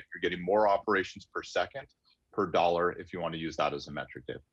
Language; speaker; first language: English; native; English